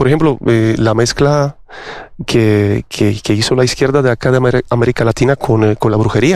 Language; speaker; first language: Spanish; non-native, fluent; Polish